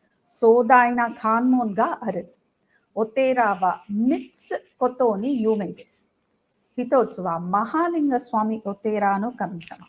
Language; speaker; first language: Japanese; non-native, fluent; Tamil